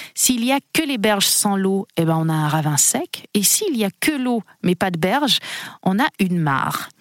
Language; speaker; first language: French; native; French